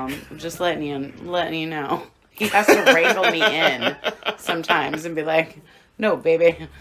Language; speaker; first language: English; native; English